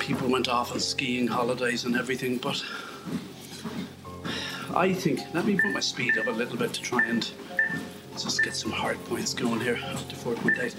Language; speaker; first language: English; native; English